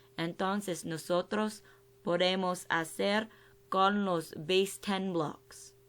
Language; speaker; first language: Spanish; non-native, learner; English